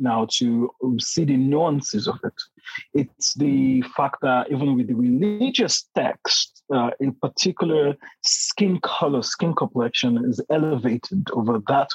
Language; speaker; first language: English; non-native, local second language; Yoruba